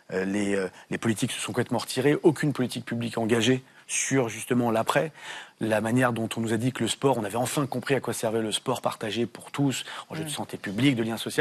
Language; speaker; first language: French; native; French